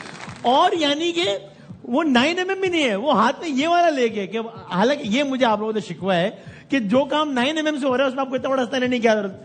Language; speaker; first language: Urdu; native; Urdu